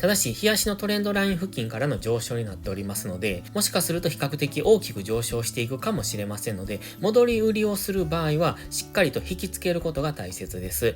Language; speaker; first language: Japanese; native; Japanese